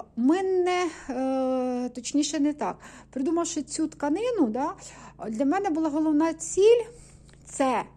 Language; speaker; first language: Ukrainian; non-native, local second language; Russian